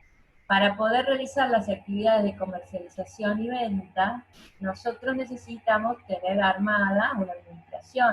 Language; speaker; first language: Spanish; native; Spanish